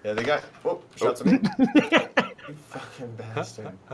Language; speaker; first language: English; native; English